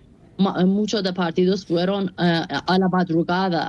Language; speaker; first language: Spanish; non-native, fluent; Persian